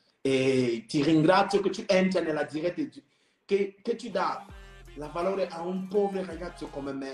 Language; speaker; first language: Italian; non-native, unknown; French